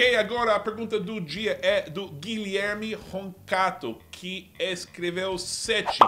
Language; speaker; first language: Portuguese; non-native, fluent; English